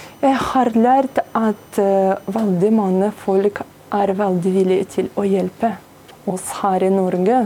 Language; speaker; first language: Norwegian; non-native, learner; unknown